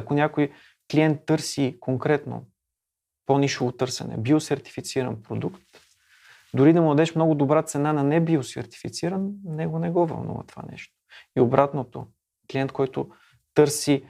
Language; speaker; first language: Bulgarian; native; Bulgarian